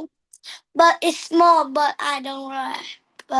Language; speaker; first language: English; non-native, learner; Vietnamese